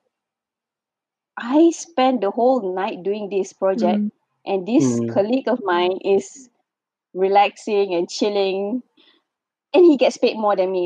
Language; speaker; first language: English; non-native, local second language; Malay